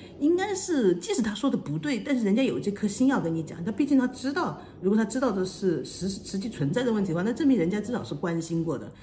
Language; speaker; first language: Chinese; native; Chinese